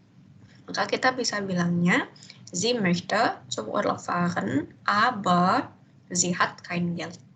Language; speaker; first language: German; non-native, fluent; Indonesian